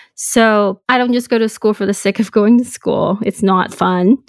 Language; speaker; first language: English; non-native, local second language; Cantonese